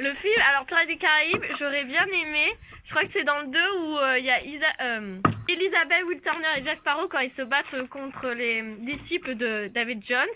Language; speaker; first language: French; native; French